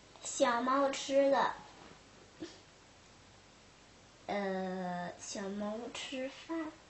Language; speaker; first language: Chinese; early bilingual, heritage; Chinese